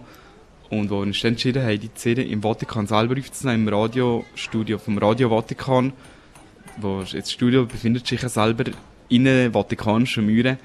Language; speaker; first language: German; native; German